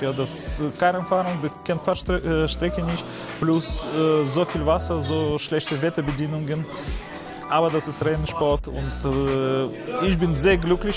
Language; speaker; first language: German; non-native, learner; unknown